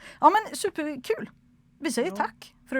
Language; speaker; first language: Swedish; native; Swedish